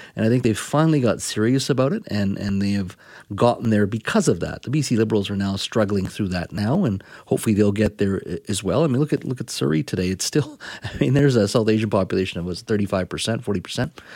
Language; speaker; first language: English; native; English